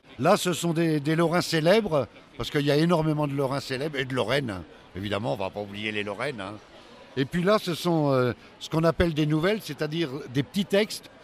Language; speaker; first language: French; native; French